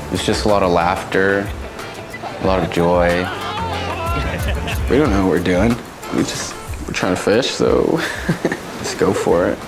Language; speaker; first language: English; native; English